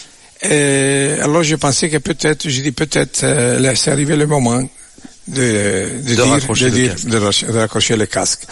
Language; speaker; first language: French; non-native, learner; Italian